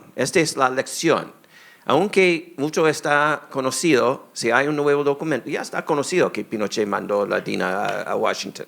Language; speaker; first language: Spanish; non-native, fluent; English